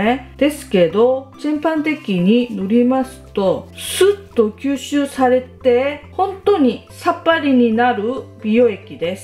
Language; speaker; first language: Japanese; non-native, fluent; Korean